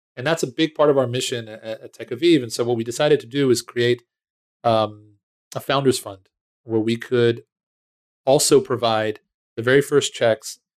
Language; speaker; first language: English; native; English